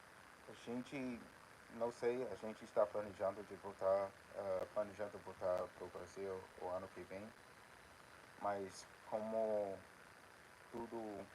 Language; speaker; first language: Portuguese; non-native, fluent; English